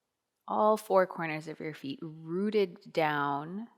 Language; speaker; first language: English; native; English